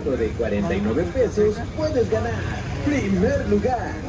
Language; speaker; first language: Spanish; native; Spanish